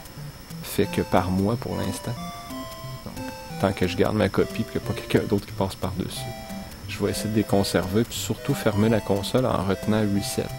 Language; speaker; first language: French; native; French